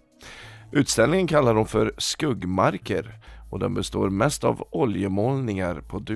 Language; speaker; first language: Swedish; native; Swedish